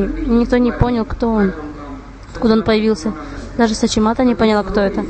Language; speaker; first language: Russian; non-native, fluent; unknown